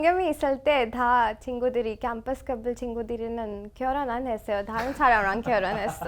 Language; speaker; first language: Korean; non-native, learner; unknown